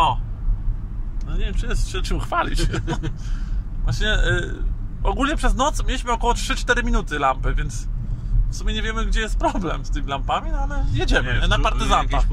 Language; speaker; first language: Polish; native; Polish